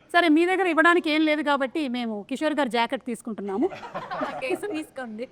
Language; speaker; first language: Telugu; non-native, local second language; Malayalam